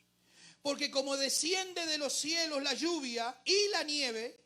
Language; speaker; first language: Spanish; native; Spanish